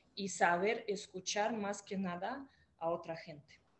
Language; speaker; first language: Spanish; non-native, fluent; Russian